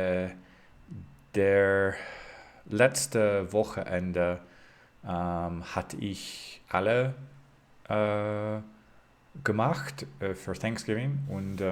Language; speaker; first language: German; non-native, learner; English